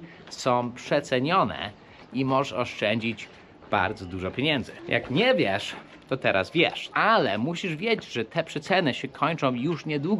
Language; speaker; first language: Polish; non-native, fluent; English